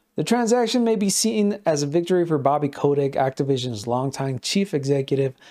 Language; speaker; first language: English; non-native, fluent; Spanish